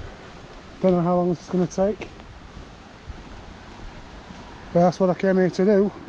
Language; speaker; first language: English; native; English